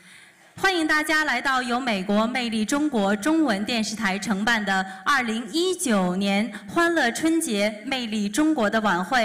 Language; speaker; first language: Chinese; native; Chinese